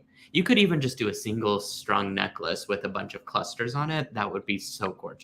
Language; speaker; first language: English; native; English